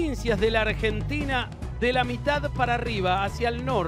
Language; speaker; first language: Spanish; native; Spanish